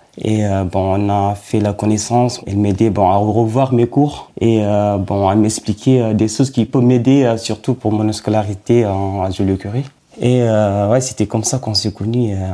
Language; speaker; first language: French; non-native, fluent; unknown